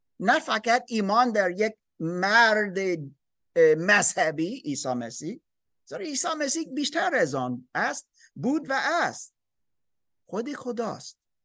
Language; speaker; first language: Persian; non-native, learner; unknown